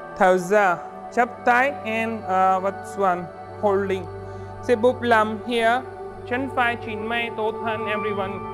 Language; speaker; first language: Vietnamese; non-native, learner; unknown